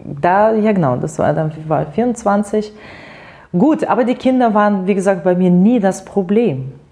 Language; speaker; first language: German; non-native, fluent; Russian